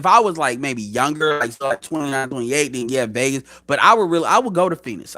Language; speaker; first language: English; native; English